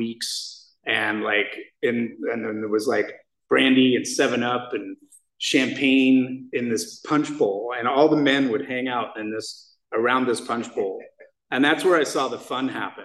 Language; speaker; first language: English; native; English